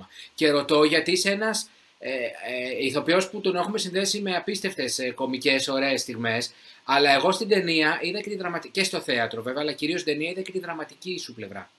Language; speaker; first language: Greek; native; Greek